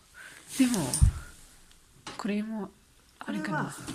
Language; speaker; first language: Japanese; non-native, learner; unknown